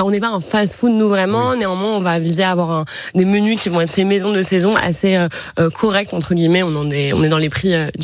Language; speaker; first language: French; native; French